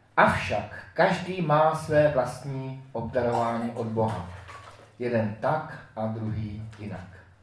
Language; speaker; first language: Czech; native; Czech